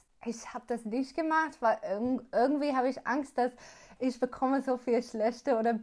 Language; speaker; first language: German; non-native, learner; English